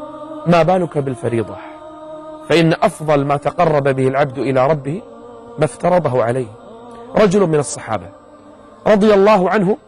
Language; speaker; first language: Arabic; native; Arabic